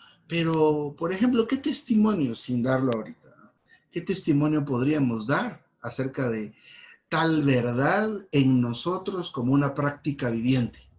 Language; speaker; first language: Spanish; native; Spanish